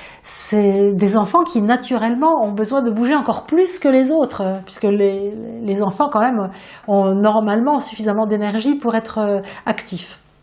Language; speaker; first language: French; native; French